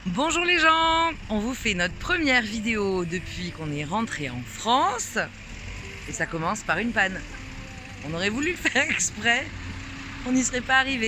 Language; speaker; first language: French; native; French